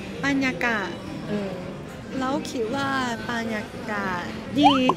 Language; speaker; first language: Thai; non-native, learner; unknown